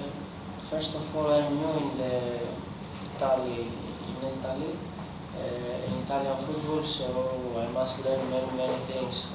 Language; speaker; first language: English; non-native, learner; Greek